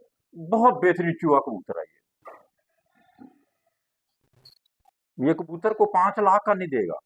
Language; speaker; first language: Hindi; non-native, local second language; Punjabi